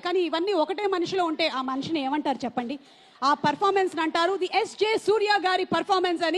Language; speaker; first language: Telugu; native; Telugu